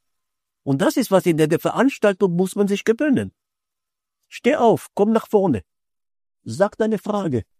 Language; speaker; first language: German; non-native, fluent; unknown